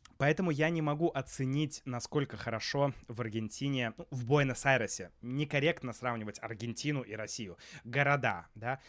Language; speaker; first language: Russian; native; Russian